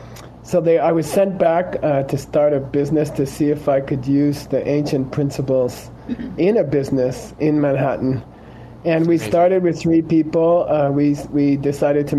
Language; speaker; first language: English; native; English